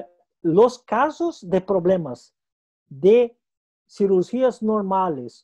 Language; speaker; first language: Spanish; non-native, local second language; Portuguese